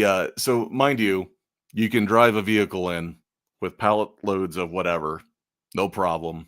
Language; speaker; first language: English; native; English